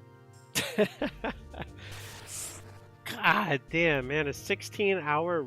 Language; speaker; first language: English; native; English